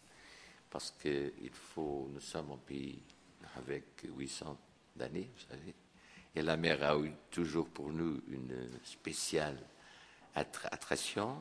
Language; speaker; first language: French; non-native, fluent; Portuguese